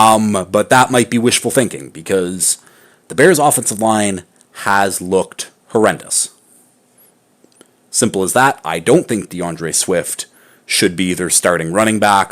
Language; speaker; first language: English; native; English